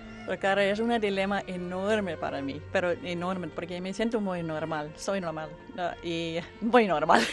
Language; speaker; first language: Spanish; non-native, fluent; Danish